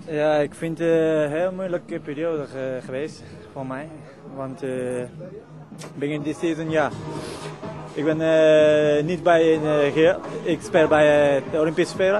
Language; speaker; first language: Dutch; non-native, learner; Japanese